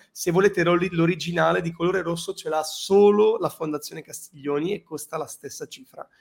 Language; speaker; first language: Italian; native; Italian